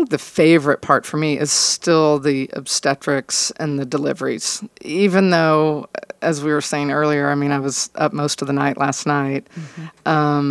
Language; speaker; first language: English; native; English